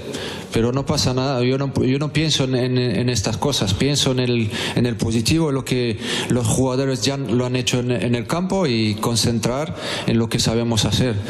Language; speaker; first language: Spanish; non-native, fluent; French